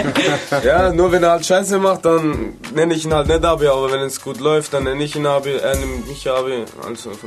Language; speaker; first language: German; native; German